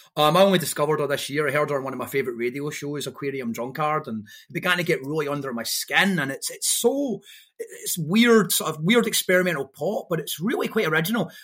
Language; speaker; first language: English; native; English